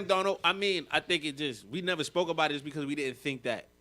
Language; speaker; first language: English; native; English